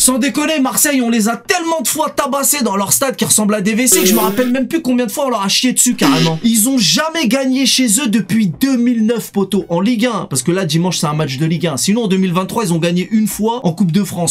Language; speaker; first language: French; native; French